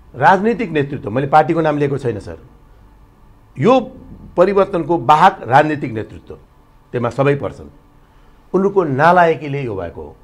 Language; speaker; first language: Nepali; native; Nepali